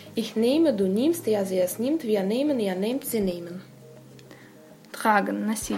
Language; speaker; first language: German; non-native, learner; Russian